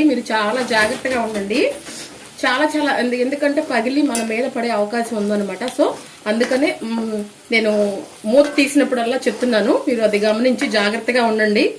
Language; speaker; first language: Telugu; non-native, local second language; Lambadi